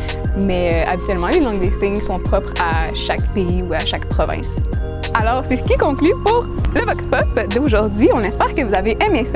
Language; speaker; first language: French; native; French